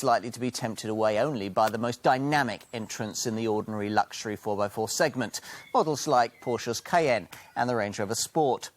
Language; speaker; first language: English; native; English